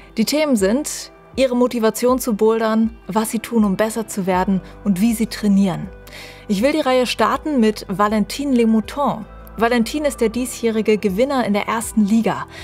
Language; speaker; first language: German; native; German